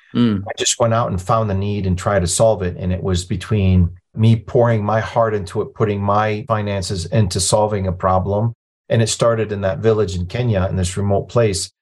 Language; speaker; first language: English; early bilingual, other home language; Arabic